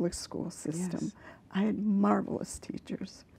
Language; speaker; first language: English; early bilingual, other home language; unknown